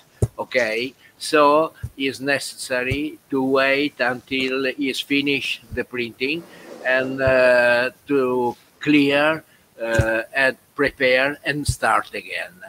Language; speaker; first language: English; non-native, learner; Italian